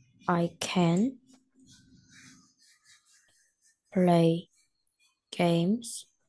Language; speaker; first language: English; non-native, learner; Korean